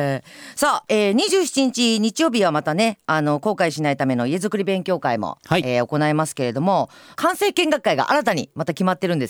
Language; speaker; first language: Japanese; native; Japanese